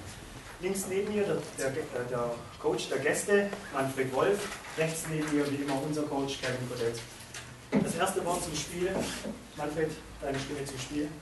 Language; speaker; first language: German; native; German